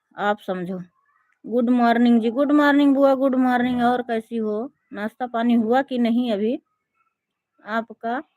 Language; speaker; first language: Hindi; native; Hindi